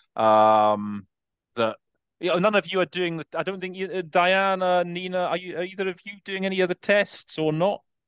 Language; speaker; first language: English; native; English